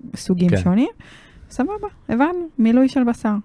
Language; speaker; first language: Hebrew; early bilingual, other home language; Arabic